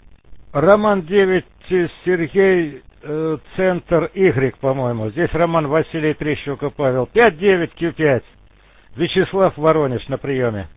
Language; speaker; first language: Russian; native; Russian